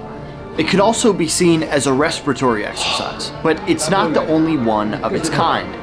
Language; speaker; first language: English; native; English